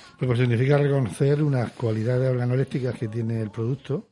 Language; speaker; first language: Spanish; native; Spanish